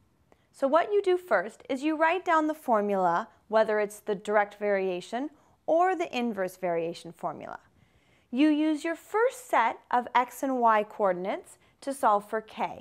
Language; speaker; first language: English; native; English